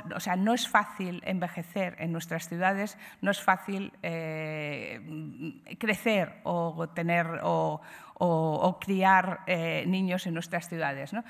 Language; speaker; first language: Spanish; native; Spanish